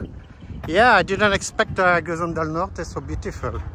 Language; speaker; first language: English; non-native, learner; Dutch